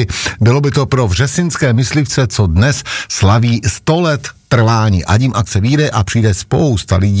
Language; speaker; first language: Czech; native; Czech